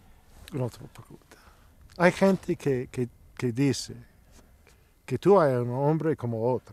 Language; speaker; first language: Spanish; non-native, learner; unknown